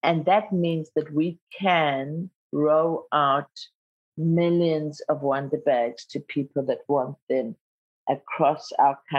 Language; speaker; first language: English; non-native, local second language; Zulu